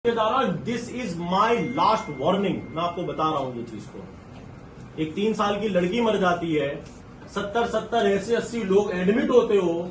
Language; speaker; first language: Hindi; non-native, local second language; Gujarati